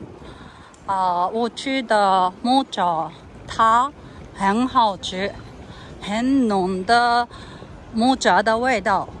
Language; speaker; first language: Chinese; non-native, learner; Japanese